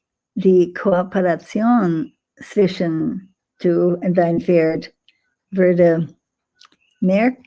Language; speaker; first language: German; non-native, fluent; English